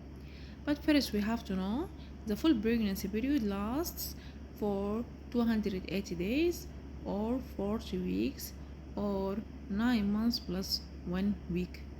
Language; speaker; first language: English; non-native, local second language; Arabic